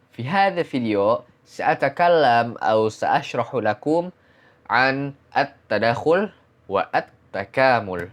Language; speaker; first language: Arabic; non-native, fluent; Indonesian